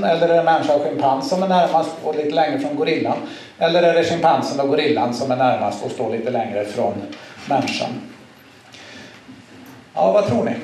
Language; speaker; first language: Swedish; native; Swedish